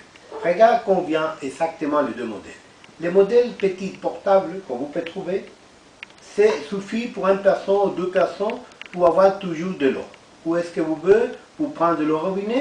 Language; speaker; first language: French; non-native, fluent; Spanish